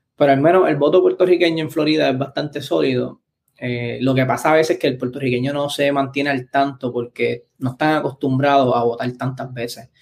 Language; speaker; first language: Spanish; native; Spanish